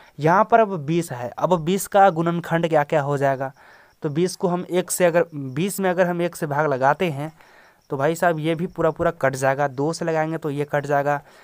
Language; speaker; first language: Hindi; native; Hindi